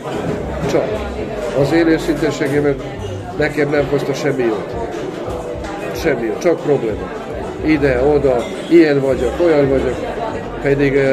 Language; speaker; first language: Hungarian; non-native, local second language; Serbian